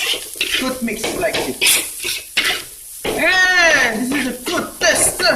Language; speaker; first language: English; non-native, learner; Indonesian